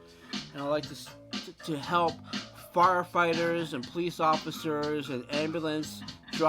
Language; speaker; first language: English; native; English